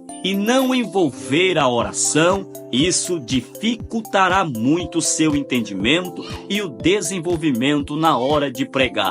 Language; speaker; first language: Portuguese; native; Portuguese